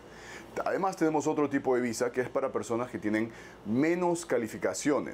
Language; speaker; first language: Spanish; native; Spanish